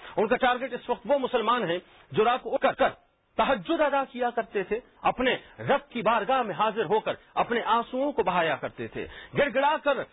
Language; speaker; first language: Urdu; native; Urdu